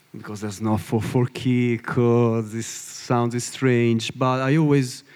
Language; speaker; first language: English; non-native, learner; Italian